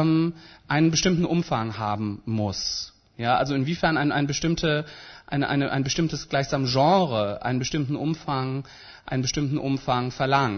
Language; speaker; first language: German; native; German